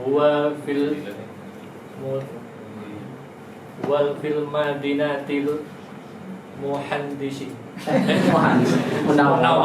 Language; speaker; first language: Arabic; non-native, learner; Indonesian